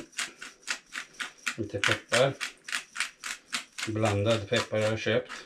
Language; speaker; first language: Swedish; non-native, fluent; Italian